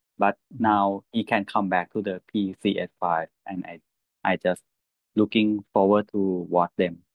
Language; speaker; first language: English; non-native, learner; Thai